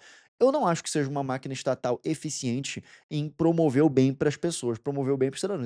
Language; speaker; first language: Portuguese; native; Portuguese